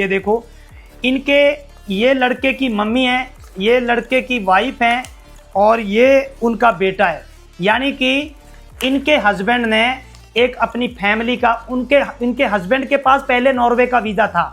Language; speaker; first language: Hindi; native; Hindi